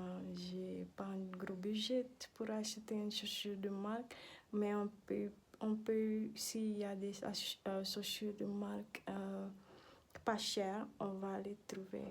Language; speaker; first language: French; non-native, learner; Dutch